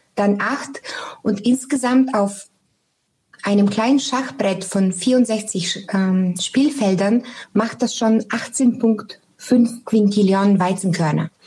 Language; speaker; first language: German; non-native, fluent; Bulgarian